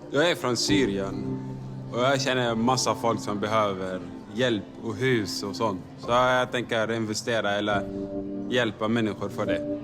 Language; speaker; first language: Swedish; non-native, learner; Arabic